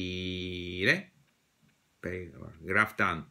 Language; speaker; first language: Persian; non-native, learner; English